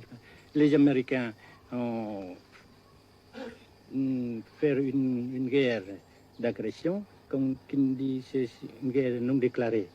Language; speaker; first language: French; non-native, local second language; Vietnamese